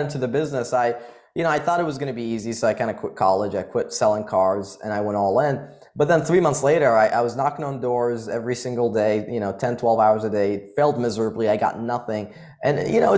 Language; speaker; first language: English; early bilingual, other home language; Arabic